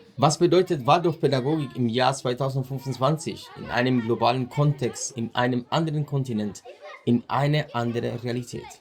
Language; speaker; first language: German; native; German